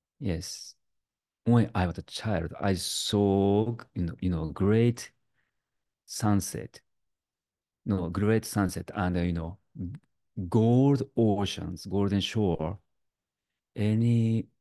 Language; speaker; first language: English; non-native, learner; Japanese